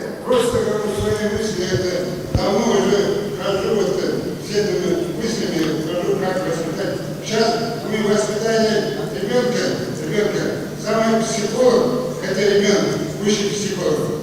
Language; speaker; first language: Russian; non-native, local second language; Kazakh